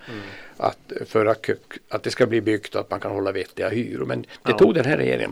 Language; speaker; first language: Swedish; native; Swedish